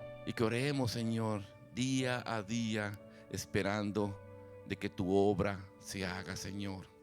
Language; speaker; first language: Spanish; native; Spanish